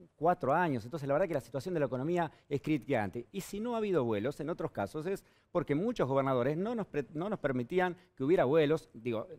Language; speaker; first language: Spanish; native; Spanish